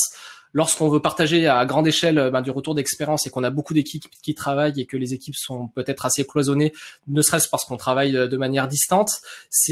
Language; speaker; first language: French; native; French